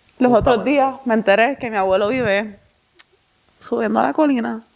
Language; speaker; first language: Spanish; non-native, learner; English